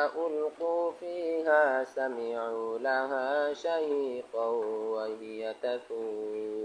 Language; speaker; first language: Arabic; non-native, fluent; Bangla